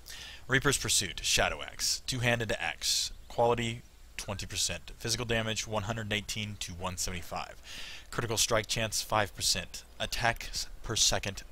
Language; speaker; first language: English; native; English